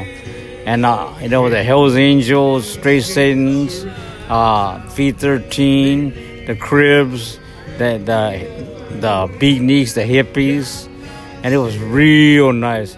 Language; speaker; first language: English; native; English